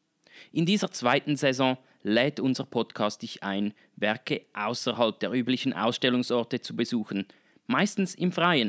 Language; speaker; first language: German; native; German